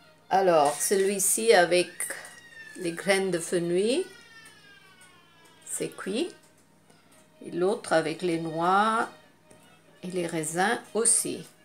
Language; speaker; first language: French; non-native, fluent; Hindi